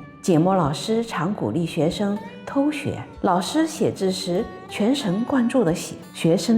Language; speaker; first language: Chinese; native; Chinese